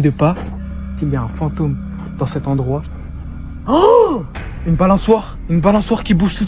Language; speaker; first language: French; native; French